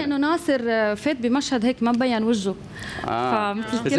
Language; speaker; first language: Arabic; native; Arabic